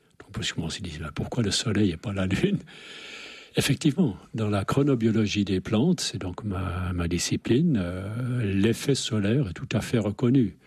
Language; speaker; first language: French; native; French